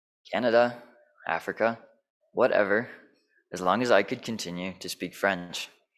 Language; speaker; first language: English; native; English